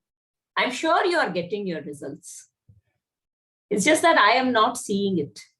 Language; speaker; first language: English; non-native, local second language; Kannada